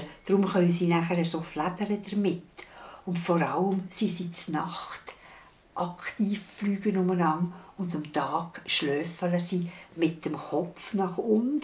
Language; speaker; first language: German; native; German